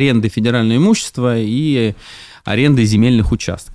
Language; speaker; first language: Russian; native; Russian